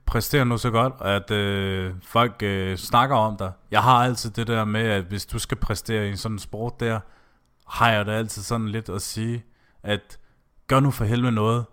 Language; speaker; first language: Danish; native; Danish